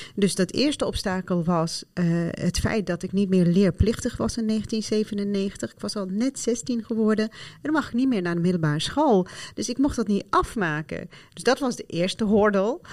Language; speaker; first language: Dutch; non-native, fluent; Arabic